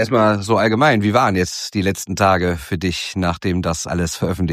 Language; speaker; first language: German; native; German